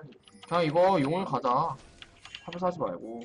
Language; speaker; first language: Korean; native; Korean